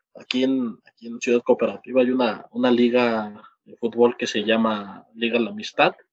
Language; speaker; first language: Spanish; native; Spanish